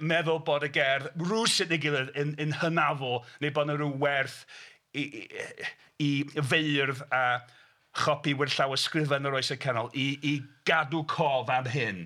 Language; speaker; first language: Welsh; non-native, fluent; English